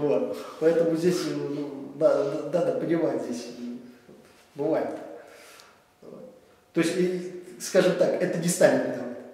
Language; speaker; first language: Russian; native; Russian